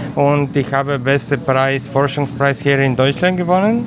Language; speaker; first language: German; non-native, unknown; Bulgarian